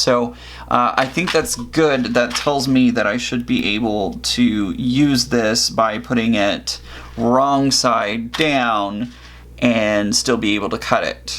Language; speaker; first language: English; native; English